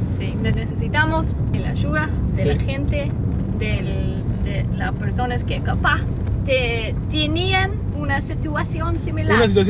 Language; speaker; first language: Spanish; non-native, learner; English